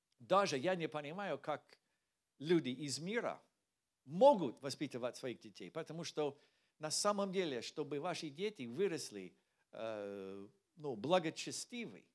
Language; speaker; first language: Russian; non-native, learner; English